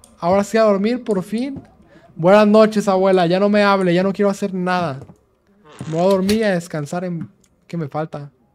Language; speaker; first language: Spanish; native; Spanish